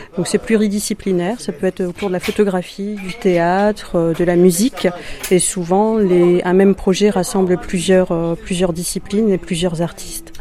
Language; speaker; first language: French; native; French